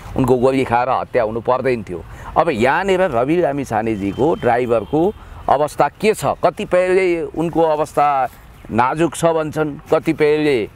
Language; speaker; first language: Nepali; native; Nepali